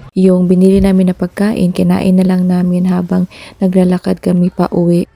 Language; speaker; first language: Filipino; native; Filipino